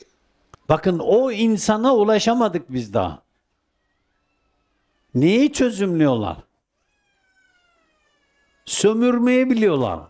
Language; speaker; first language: Turkish; native; Turkish